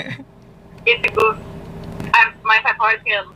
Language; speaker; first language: English; non-native, learner; Indonesian